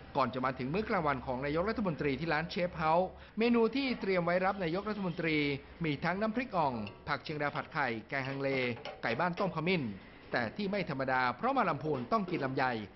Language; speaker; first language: Thai; native; Thai